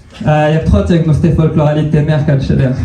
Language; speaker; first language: Swedish; non-native, fluent; French